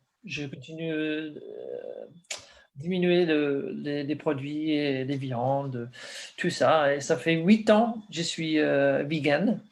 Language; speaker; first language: French; non-native, learner; English